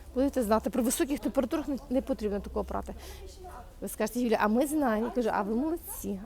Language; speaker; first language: Ukrainian; native; Ukrainian